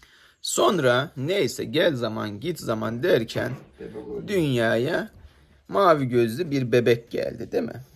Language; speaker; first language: Turkish; native; Turkish